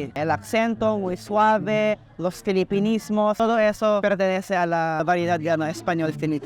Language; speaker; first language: Spanish; non-native, fluent; Filipino